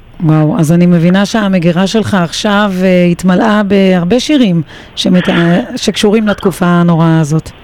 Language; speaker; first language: Hebrew; native; Hebrew